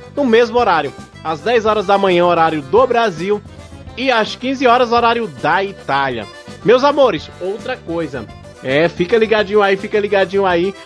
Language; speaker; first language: Portuguese; native; Portuguese